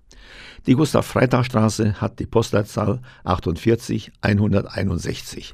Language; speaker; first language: German; native; German